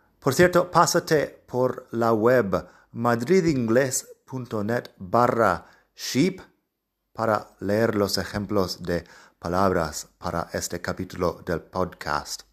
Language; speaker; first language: Spanish; non-native, fluent; English